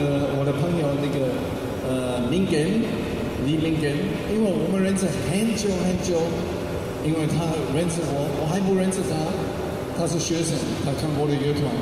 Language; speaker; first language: Chinese; non-native, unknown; German